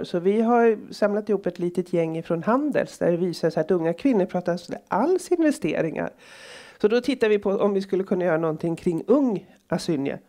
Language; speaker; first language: Swedish; native; Swedish